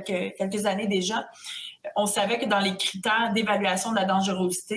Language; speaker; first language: French; native; French